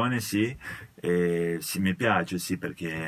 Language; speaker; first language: Italian; non-native, fluent; Portuguese